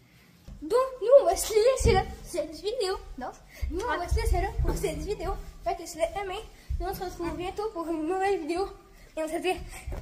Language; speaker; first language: French; native; French